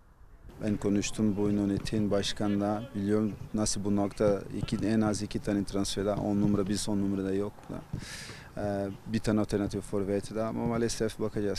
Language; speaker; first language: Turkish; non-native, fluent; Portuguese